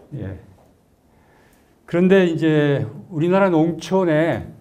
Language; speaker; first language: Korean; native; Korean